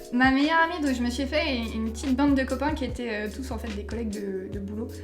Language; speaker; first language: French; native; French